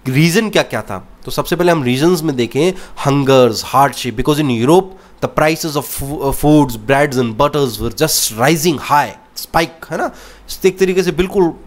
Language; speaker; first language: Hindi; native; Hindi